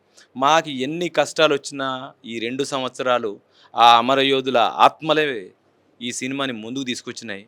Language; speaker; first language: Telugu; native; Telugu